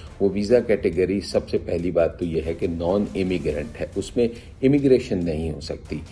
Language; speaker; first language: Urdu; native; Urdu